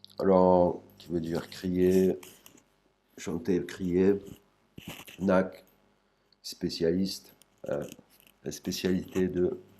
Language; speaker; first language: French; native; French